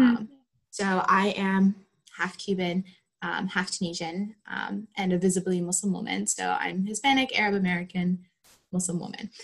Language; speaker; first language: English; native; English